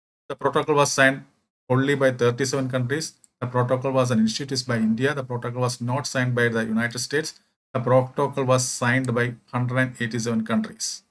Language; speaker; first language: English; non-native, local second language; Malayalam